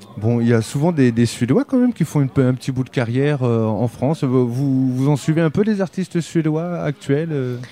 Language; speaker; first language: French; native; French